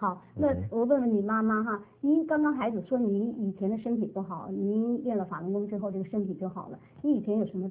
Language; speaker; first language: Chinese; native; Chinese